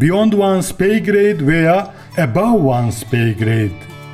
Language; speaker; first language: English; non-native, fluent; Turkish